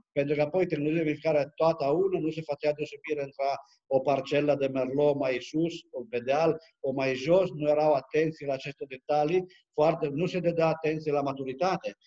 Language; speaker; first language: Romanian; non-native, fluent; Italian